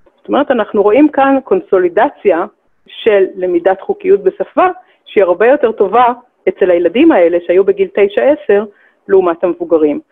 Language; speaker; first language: Hebrew; native; Hebrew